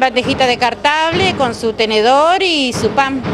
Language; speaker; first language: Spanish; native; Spanish